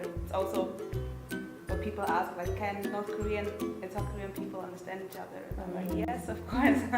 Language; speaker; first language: English; non-native, fluent; German